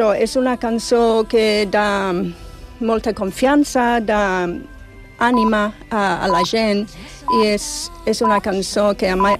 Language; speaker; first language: Catalan; non-native, fluent; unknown